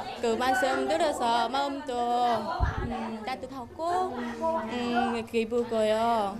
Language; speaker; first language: Korean; non-native, learner; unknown